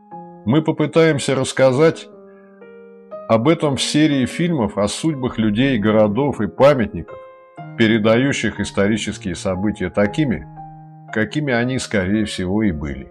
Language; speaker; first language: Russian; native; Russian